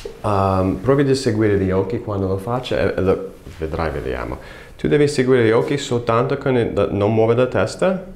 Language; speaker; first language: Italian; non-native, fluent; English